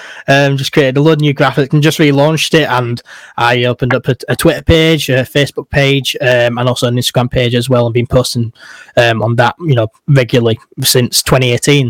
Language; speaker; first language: English; native; English